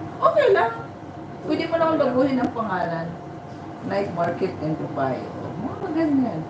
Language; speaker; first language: Filipino; non-native, local second language; Waray